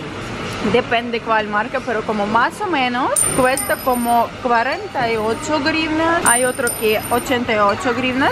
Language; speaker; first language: Spanish; non-native, fluent; Ukrainian